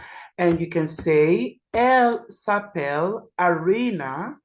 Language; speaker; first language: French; non-native, learner; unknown